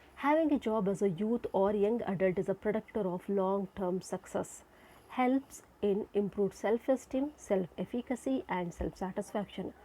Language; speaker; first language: English; non-native, local second language; Kannada